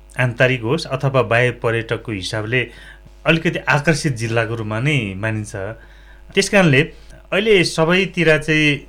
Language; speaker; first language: Nepali; native; Nepali